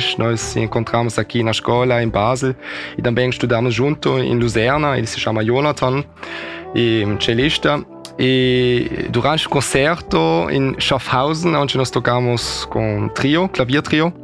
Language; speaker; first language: Portuguese; early bilingual, heritage; German